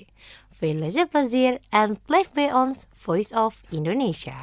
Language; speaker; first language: Dutch; non-native, fluent; Indonesian